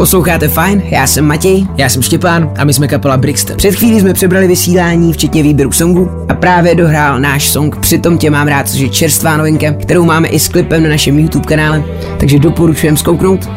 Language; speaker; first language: Czech; native; Czech